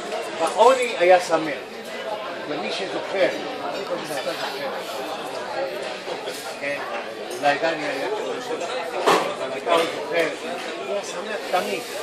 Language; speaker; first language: Hebrew; non-native, fluent; Spanish